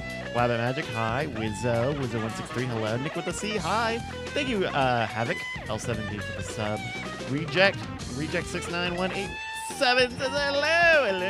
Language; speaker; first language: English; native; English